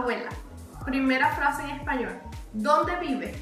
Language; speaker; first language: Portuguese; non-native, learner; Spanish